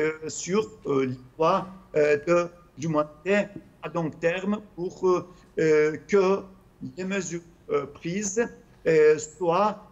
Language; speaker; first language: French; non-native, fluent; Turkish